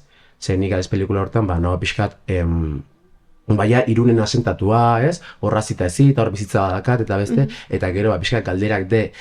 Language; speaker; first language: Basque; early bilingual, other home language; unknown